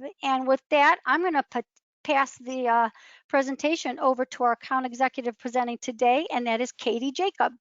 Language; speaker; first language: English; native; English